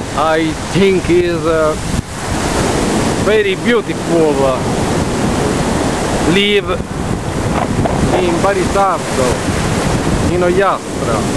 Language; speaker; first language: English; non-native, learner; Italian